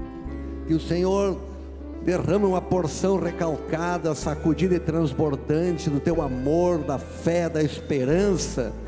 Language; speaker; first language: Portuguese; native; Portuguese